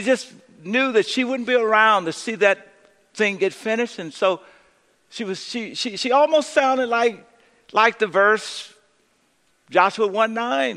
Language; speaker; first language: English; native; English